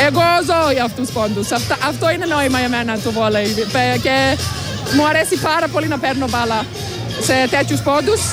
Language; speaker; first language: Greek; non-native, fluent; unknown